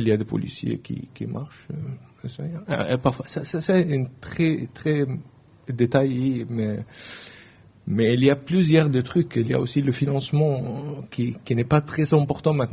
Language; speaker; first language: French; non-native, learner; Arabic